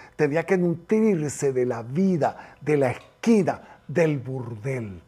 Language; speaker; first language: Spanish; native; Spanish